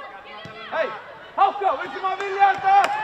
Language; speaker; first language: Icelandic; non-native, learner; Swedish